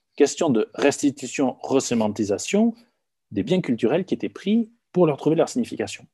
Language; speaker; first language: French; native; French